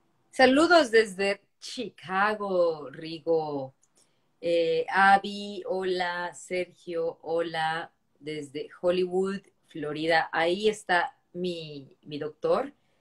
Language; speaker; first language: Spanish; native; Spanish